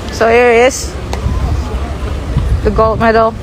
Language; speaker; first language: English; non-native, fluent; Indonesian